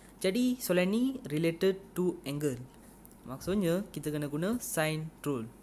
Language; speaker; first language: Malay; non-native, local second language; Tamil